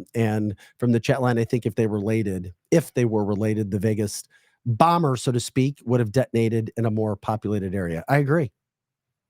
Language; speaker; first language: English; native; English